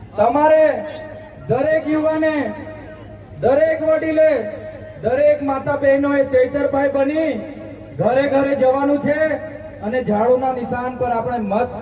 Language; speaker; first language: Gujarati; non-native, local second language; Vasavi